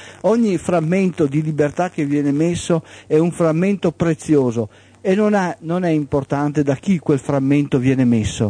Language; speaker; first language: Italian; native; Italian